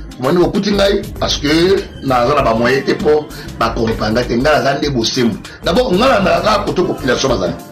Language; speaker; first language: Lingala; native; Lingala